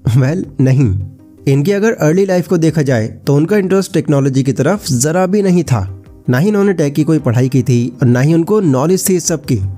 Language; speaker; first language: Hindi; native; Hindi